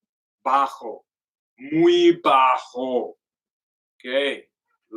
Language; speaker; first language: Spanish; non-native, learner; English